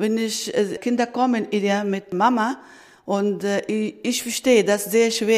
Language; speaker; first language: German; non-native, learner; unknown